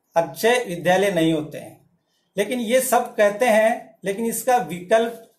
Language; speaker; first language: Hindi; native; Hindi